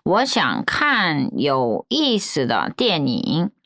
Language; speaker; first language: Chinese; non-native, fluent; Korean